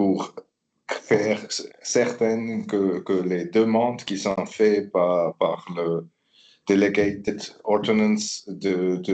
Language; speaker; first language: French; non-native, local second language; German